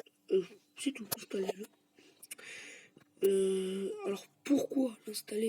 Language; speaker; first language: French; native; French